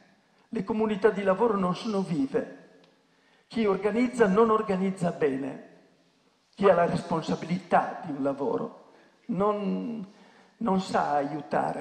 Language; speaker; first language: Italian; native; Italian